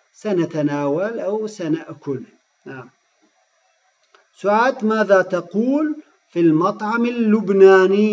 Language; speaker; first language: Arabic; non-native, fluent; Turkish